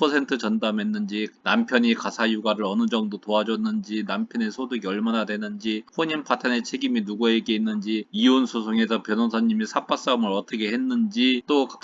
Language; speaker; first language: Korean; native; Korean